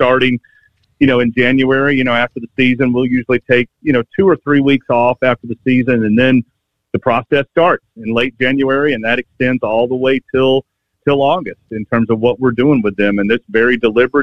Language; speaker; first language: English; native; English